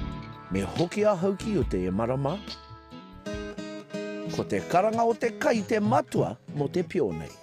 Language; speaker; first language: Māori; non-native, local second language; English